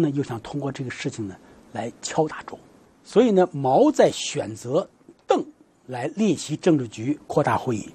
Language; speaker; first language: Chinese; native; Chinese